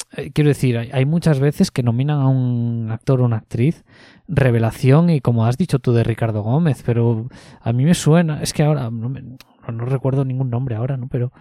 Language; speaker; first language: Spanish; native; Spanish